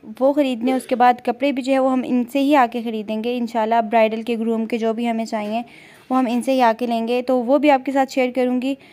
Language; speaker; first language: Urdu; non-native, local second language; Punjabi